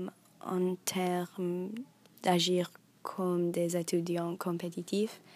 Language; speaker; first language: French; non-native, learner; English